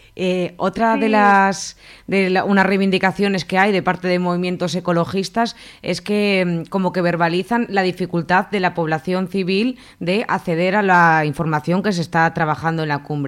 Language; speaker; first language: Spanish; native; Spanish